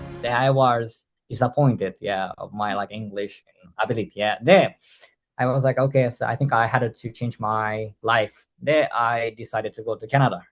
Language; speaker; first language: English; non-native, fluent; Japanese